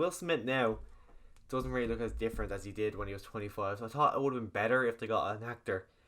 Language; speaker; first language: English; native; English